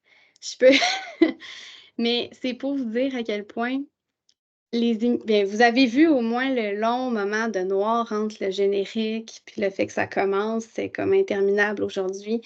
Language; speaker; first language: French; native; French